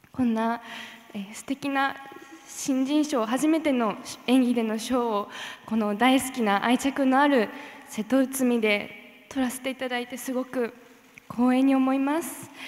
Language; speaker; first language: Japanese; native; Japanese